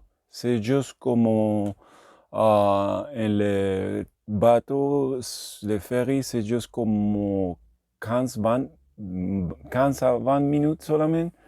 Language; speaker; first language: French; non-native, learner; Spanish